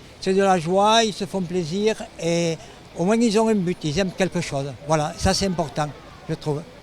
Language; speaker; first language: French; native; French